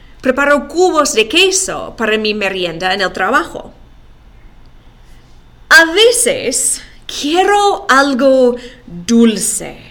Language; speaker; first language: Spanish; non-native, fluent; English